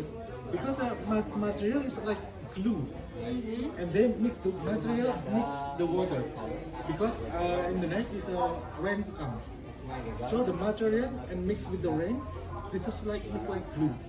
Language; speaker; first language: English; non-native, learner; Indonesian